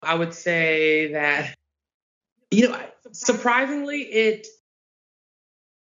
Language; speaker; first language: English; native; English